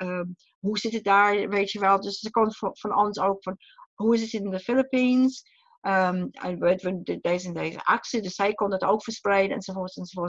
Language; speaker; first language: Dutch; non-native, fluent; English